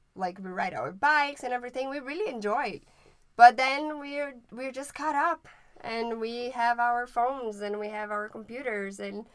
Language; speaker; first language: English; non-native, fluent; Portuguese